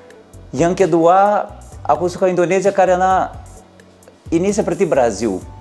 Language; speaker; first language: Indonesian; non-native, learner; Portuguese